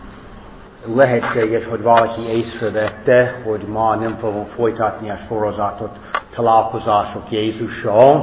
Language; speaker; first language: Hungarian; non-native, fluent; English